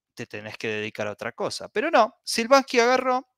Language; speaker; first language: Spanish; native; Spanish